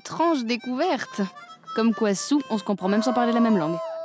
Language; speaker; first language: French; native; French